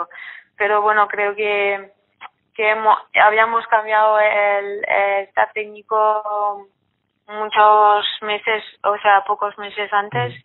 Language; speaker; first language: Spanish; non-native, fluent; French